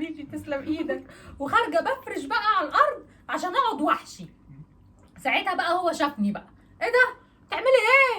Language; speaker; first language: Arabic; native; Arabic